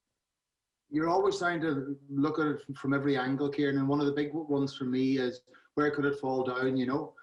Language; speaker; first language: English; native; English